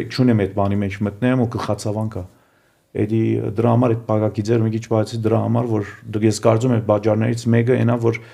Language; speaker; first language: Armenian; early bilingual, heritage; Armenian